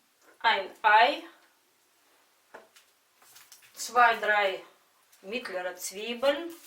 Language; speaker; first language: German; non-native, fluent; Russian